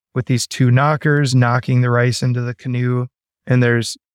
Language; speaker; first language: English; native; English